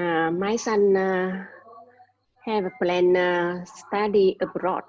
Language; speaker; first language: English; non-native, learner; Vietnamese